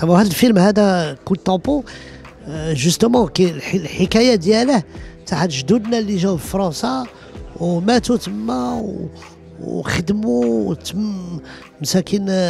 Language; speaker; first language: Arabic; early bilingual, heritage; Arabic